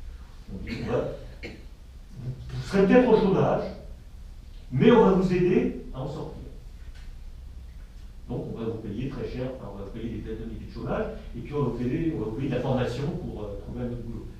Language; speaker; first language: French; native; French